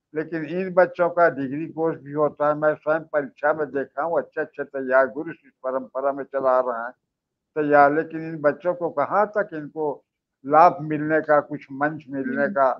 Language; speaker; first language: Hindi; native; Hindi